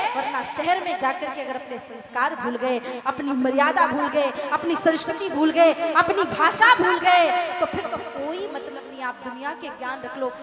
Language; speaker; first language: Hindi; native; Hindi